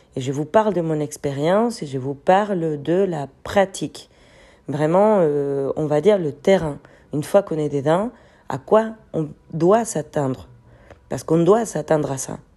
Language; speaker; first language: French; non-native, fluent; Spanish